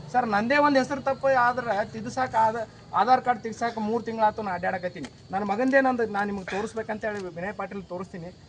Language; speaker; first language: Kannada; native; Kannada